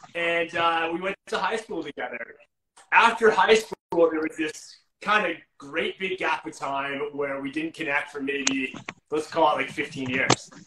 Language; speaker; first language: English; native; English